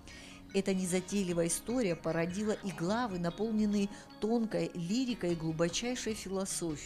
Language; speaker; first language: Russian; native; Russian